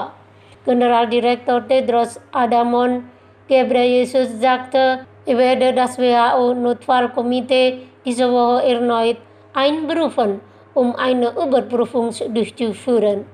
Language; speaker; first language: German; non-native, fluent; Indonesian